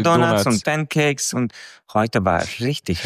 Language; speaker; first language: German; non-native, fluent; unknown